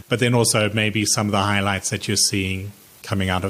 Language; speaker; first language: English; native; English